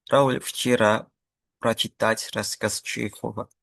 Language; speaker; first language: Russian; non-native, fluent; Indonesian